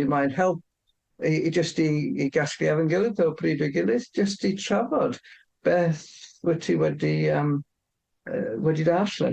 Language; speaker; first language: Welsh; non-native, fluent; English